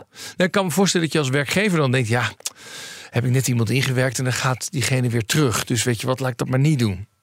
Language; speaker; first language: Dutch; native; Dutch